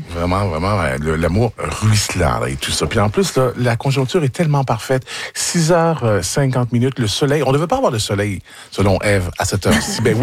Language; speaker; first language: French; native; French